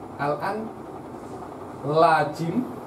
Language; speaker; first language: Arabic; non-native, fluent; Malay